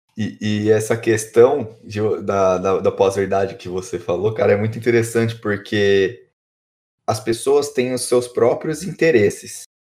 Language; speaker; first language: Portuguese; native; Portuguese